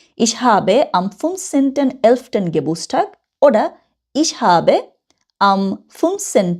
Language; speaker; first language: German; non-native, learner; Bangla